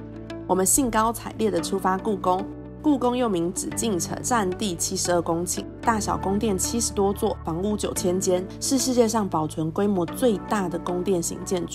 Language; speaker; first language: Chinese; native; Chinese